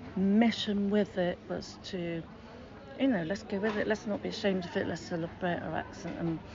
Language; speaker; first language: English; native; English